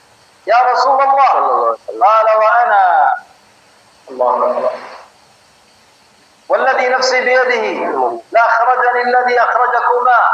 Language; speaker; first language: Arabic; non-native, fluent; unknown